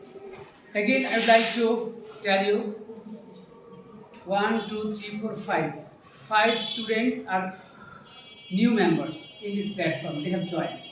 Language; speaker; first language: English; non-native, learner; Bangla